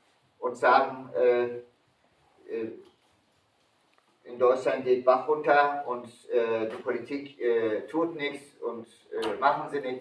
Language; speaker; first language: German; early bilingual, other home language; Turkish